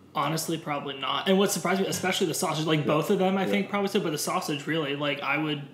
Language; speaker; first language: English; native; English